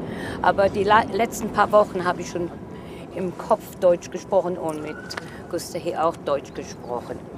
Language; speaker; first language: German; early bilingual, heritage; German